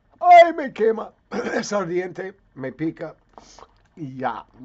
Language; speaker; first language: Spanish; non-native, learner; English